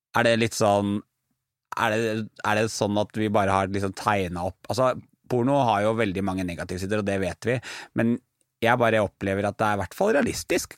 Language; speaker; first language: Norwegian; native; Norwegian